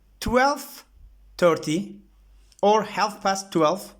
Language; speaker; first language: English; non-native, learner; Turkish